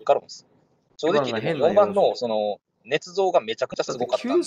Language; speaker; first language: Japanese; native; Japanese